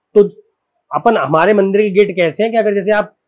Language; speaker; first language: Hindi; native; Hindi